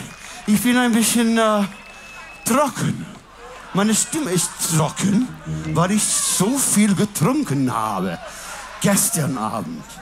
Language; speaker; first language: German; non-native, learner; English